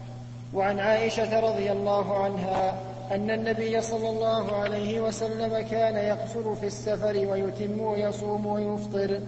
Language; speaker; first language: Arabic; native; Arabic